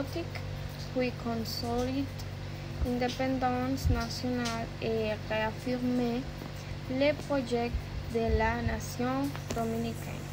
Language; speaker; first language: French; non-native, learner; Spanish